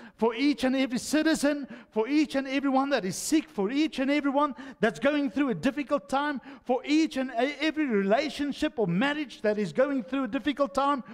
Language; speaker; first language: English; non-native, local second language; Afrikaans